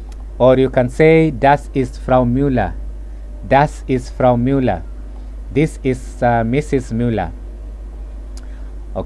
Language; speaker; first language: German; non-native, fluent; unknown